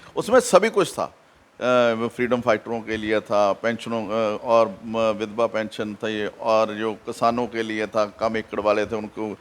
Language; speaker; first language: Hindi; non-native, local second language; Punjabi